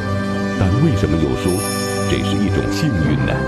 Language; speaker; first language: Chinese; native; Chinese